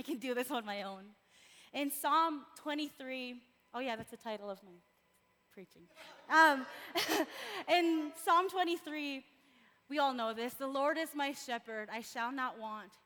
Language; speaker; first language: English; non-native, local second language; Filipino